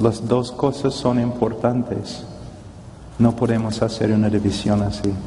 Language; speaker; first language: Spanish; non-native, fluent; English